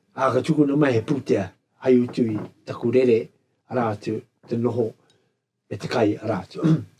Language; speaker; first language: Māori; native; Māori